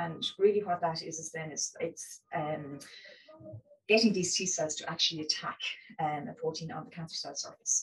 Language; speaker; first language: English; native; English